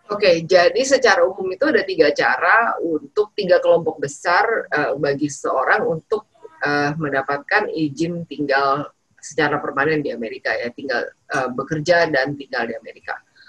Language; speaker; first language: Indonesian; native; Indonesian